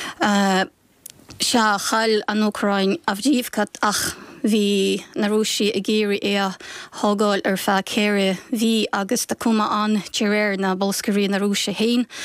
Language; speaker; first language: Irish; non-native, fluent; Ukrainian